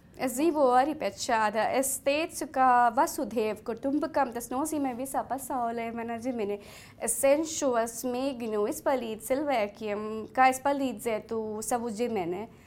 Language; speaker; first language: Latvian; non-native, fluent; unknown